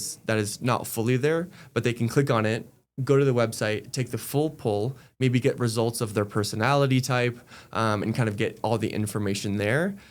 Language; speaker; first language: English; native; English